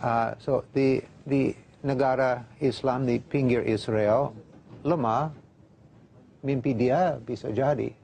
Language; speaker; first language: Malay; non-native, fluent; English